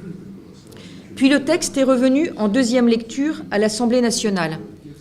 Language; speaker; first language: French; native; French